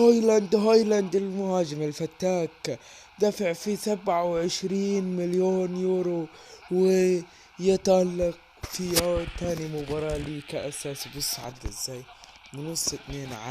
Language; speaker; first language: Arabic; native; Arabic